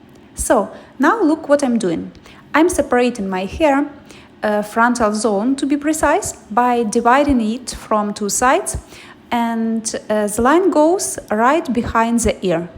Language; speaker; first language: English; non-native, fluent; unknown